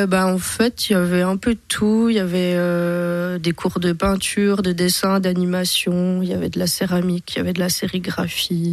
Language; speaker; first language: French; native; French